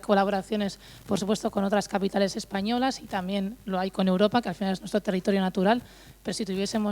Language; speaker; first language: Spanish; native; Spanish